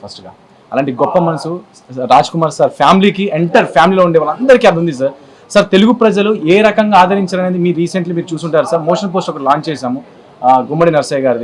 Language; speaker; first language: Telugu; native; Telugu